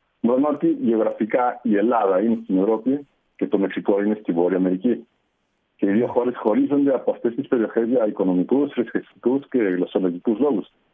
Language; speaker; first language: Greek; non-native, fluent; Spanish